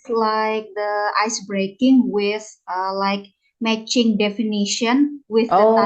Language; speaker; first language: English; non-native, fluent; Indonesian